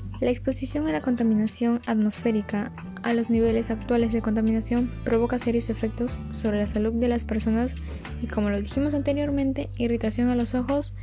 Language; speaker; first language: Spanish; native; Spanish